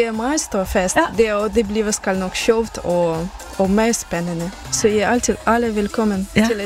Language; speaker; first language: Danish; non-native, learner; Ukrainian